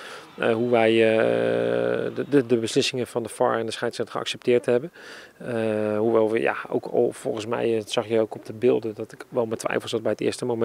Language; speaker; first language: Dutch; native; Dutch